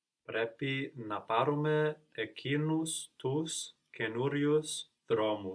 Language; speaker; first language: Greek; non-native, learner; English